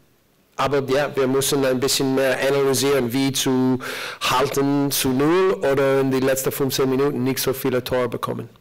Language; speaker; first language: German; non-native, learner; English